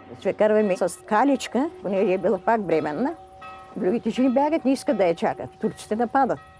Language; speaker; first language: Bulgarian; native; Bulgarian